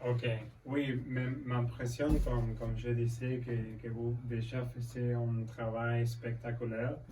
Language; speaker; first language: French; non-native, learner; Spanish